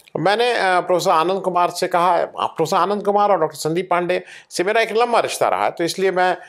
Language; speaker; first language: Hindi; native; Hindi